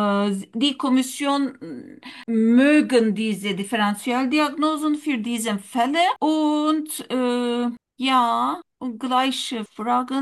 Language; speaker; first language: German; non-native, learner; Turkish